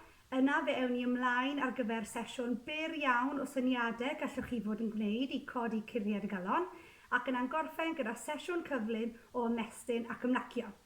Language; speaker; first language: Welsh; native; Welsh